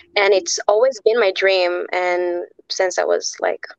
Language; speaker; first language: English; non-native, fluent; Hebrew